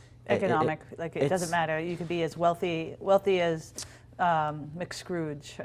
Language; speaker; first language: English; native; English